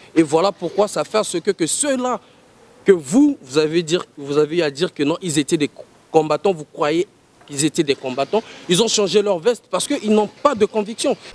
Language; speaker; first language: French; non-native, local second language; Lingala